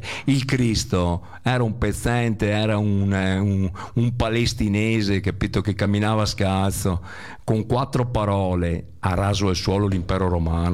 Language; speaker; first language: Italian; native; Italian